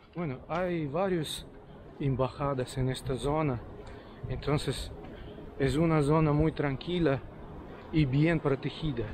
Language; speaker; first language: Spanish; non-native, fluent; Russian